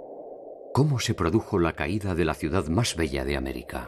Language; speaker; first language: Spanish; native; Spanish